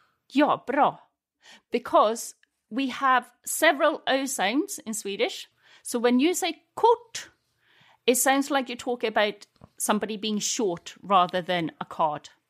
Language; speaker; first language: English; non-native, fluent; Swedish